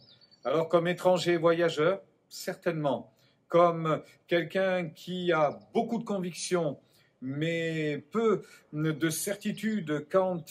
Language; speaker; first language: French; native; French